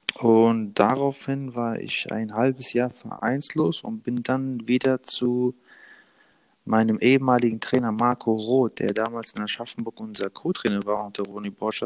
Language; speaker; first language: German; early bilingual, other home language; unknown